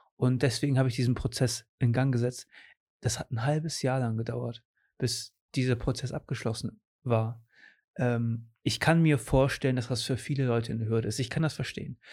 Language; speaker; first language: German; early bilingual, other home language; Portuguese